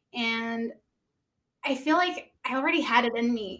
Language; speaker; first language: English; early bilingual, other home language; Spanish